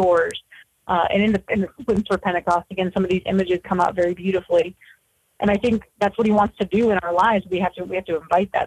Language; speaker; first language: English; native; English